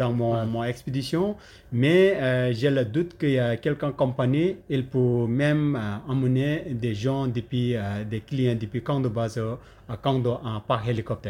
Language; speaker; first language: French; non-native, learner; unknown